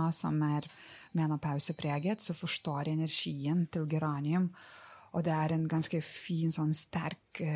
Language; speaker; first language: Norwegian; non-native, fluent; Lithuanian